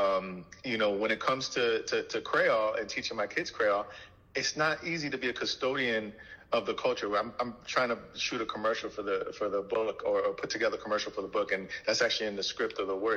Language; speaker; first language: English; early bilingual, other home language; Haitian Creole